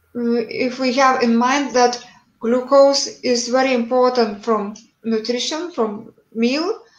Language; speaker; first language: English; non-native, learner; Lithuanian